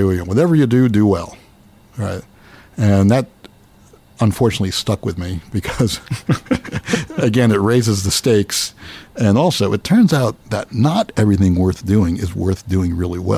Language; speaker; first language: English; native; English